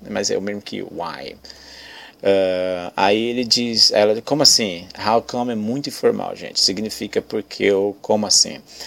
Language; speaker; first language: Portuguese; native; Portuguese